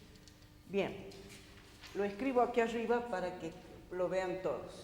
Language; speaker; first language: Spanish; native; Spanish